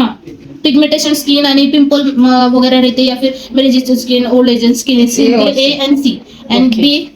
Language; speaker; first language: Hindi; non-native, local second language; Marathi